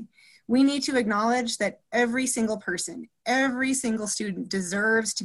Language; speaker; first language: English; native; English